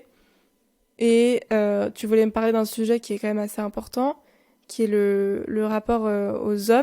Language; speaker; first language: French; native; French